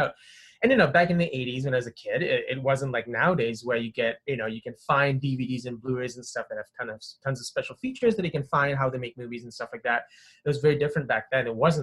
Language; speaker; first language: English; non-native, local second language; Tamil